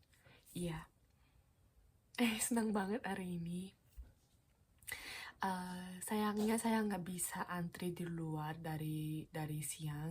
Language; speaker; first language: Indonesian; non-native, fluent; Korean